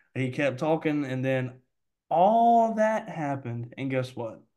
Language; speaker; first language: English; native; English